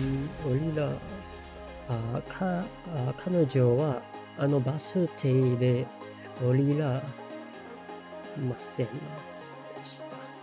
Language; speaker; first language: Japanese; non-native, learner; English